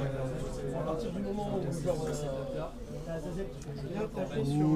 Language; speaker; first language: French; native; French